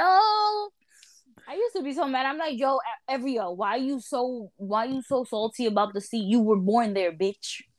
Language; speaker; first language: English; early bilingual, other home language; Spanish